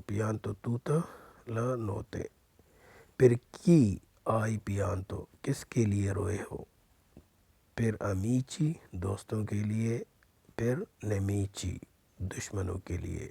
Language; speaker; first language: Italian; non-native, learner; Urdu